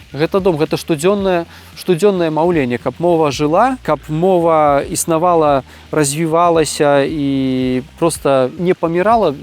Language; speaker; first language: Belarusian; native; Belarusian